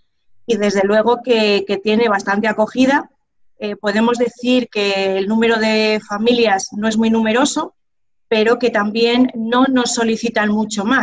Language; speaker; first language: Spanish; native; Spanish